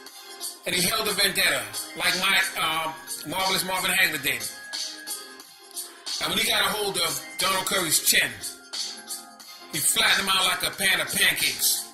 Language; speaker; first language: English; native; English